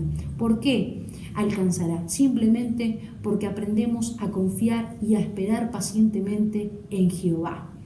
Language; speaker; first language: Spanish; native; Spanish